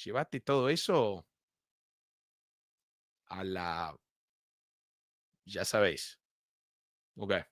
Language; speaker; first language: Spanish; early bilingual, heritage; Spanish